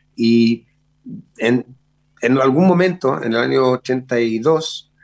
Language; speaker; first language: Spanish; early bilingual, other home language; Hebrew